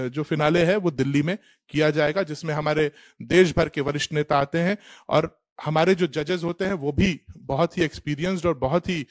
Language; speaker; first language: Hindi; native; Hindi